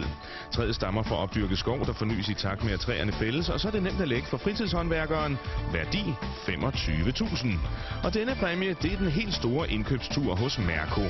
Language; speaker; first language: Danish; native; Danish